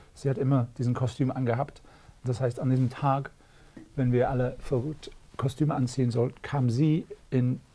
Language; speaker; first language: German; non-native, fluent; English